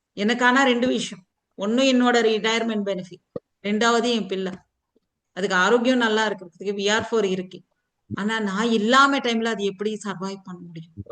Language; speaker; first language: Tamil; non-native, fluent; Telugu